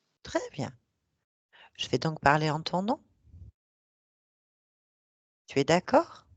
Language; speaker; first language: French; native; French